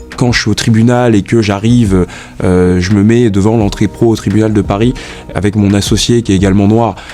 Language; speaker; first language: French; native; French